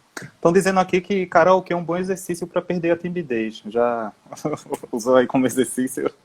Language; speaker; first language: Portuguese; native; Portuguese